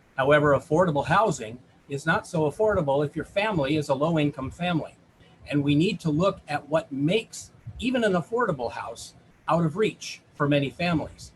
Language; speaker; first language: English; native; English